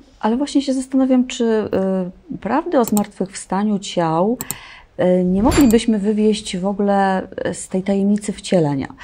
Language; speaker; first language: Polish; native; Polish